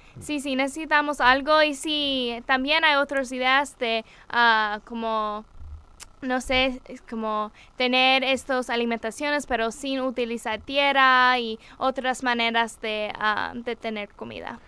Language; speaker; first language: Spanish; non-native, learner; English